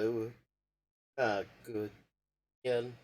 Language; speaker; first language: Vietnamese; non-native, learner; English